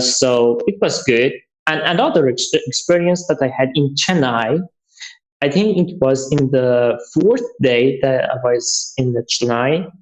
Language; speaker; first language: English; non-native, learner; Persian